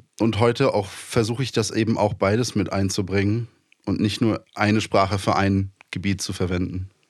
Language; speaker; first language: German; early bilingual, other home language; Polish